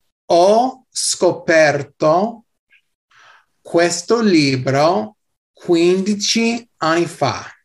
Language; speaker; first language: Italian; non-native, learner; English